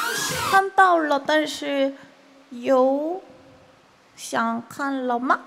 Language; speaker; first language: Chinese; non-native, learner; Korean